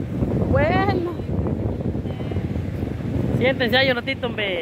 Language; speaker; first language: Spanish; native; Spanish